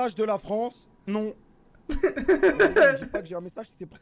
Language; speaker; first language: French; native; French